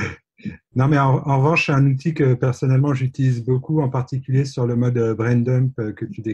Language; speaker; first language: French; native; French